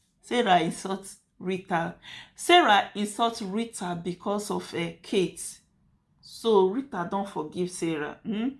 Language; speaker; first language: Nigerian Pidgin; native; Nigerian Pidgin